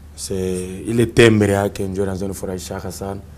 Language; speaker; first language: French; non-native, local second language; Swahili